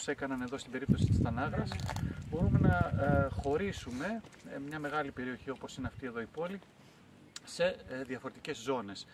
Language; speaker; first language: Greek; native; Greek